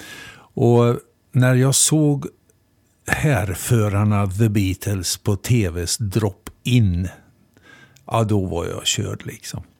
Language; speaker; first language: Swedish; native; Swedish